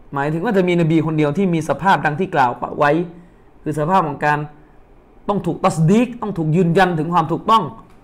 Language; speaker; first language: Thai; native; Thai